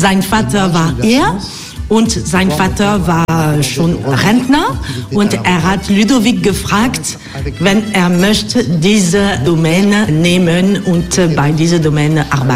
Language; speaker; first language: German; non-native, learner; French